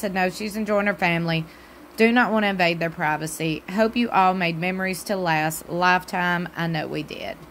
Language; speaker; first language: English; native; English